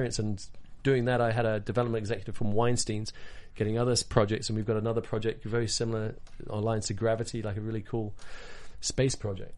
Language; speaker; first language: English; native; English